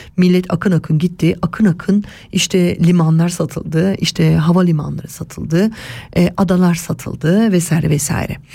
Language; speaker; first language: Turkish; early bilingual, heritage; Turkish